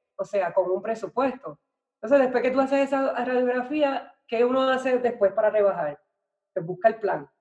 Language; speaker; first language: Spanish; native; Spanish